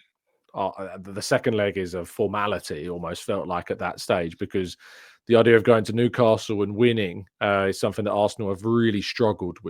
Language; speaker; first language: English; native; English